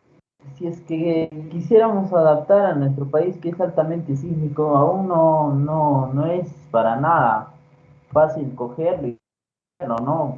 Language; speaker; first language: Spanish; native; Spanish